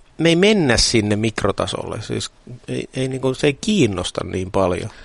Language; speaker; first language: Finnish; native; Finnish